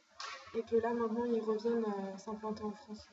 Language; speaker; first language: French; native; French